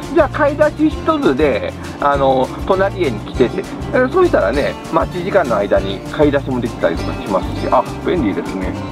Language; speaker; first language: Japanese; native; Japanese